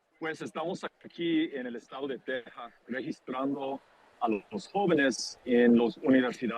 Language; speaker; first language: Spanish; non-native, fluent; English